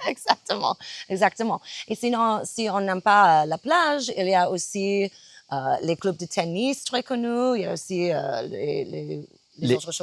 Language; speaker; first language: French; non-native, fluent; English